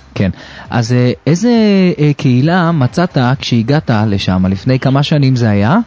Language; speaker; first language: Hebrew; native; Hebrew